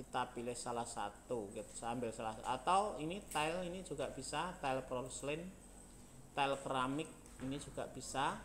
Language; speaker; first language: Indonesian; native; Indonesian